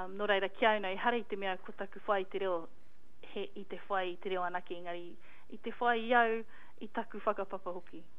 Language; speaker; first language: Māori; non-native, local second language; English